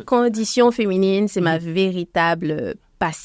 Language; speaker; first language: French; native; French